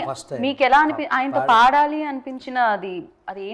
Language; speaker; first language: Telugu; native; Telugu